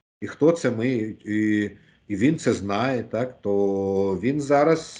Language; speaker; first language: Ukrainian; non-native, local second language; Russian